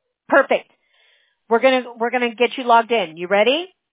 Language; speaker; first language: English; early bilingual, other home language; Spanish